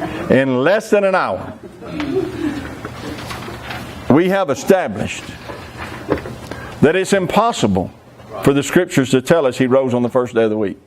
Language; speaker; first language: English; native; English